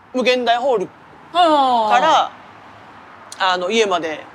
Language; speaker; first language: Japanese; native; Japanese